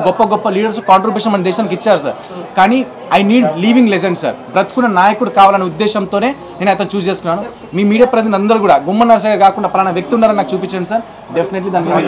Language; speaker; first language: Telugu; native; Telugu